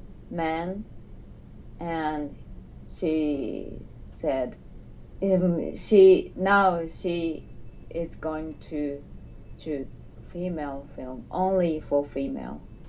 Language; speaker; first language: English; non-native, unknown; Japanese